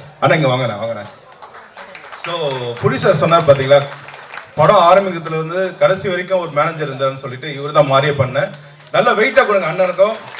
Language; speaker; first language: Tamil; native; Tamil